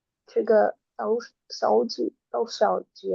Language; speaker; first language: Chinese; non-native, learner; Tamil